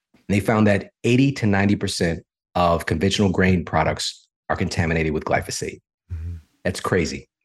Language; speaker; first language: English; native; English